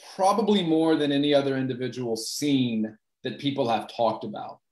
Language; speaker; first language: English; native; English